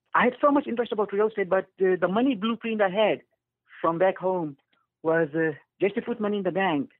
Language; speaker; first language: English; non-native, fluent; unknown